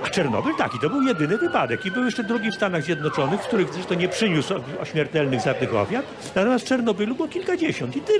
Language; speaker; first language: Polish; native; Polish